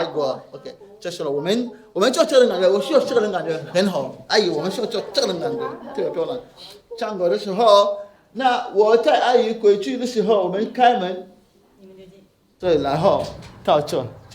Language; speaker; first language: Chinese; non-native, learner; French